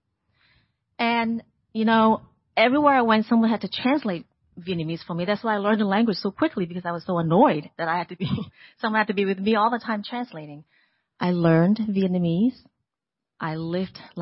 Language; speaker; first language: English; non-native, local second language; Cantonese